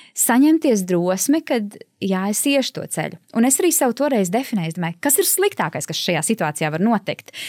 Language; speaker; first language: Latvian; native; Latvian